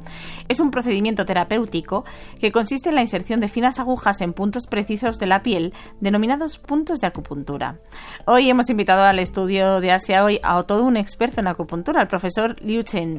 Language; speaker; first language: Spanish; native; Spanish